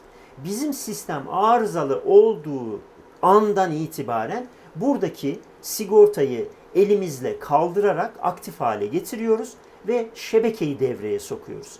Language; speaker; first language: Turkish; native; Turkish